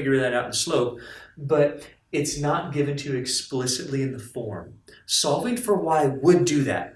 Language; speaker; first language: English; native; English